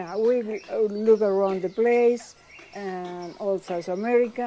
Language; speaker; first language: English; non-native, learner; Spanish